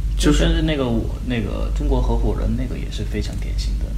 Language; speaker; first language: Chinese; non-native, fluent; Korean